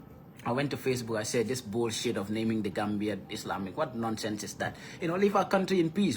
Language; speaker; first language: English; non-native, local second language; Wolof